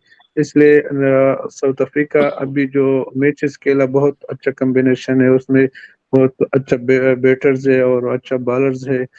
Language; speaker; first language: Hindi; non-native, fluent; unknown